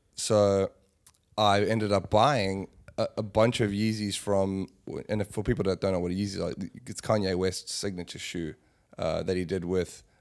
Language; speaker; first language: English; native; English